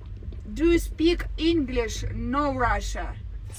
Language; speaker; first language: English; non-native, learner; Russian